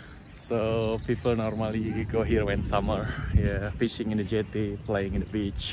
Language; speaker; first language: English; non-native, learner; Indonesian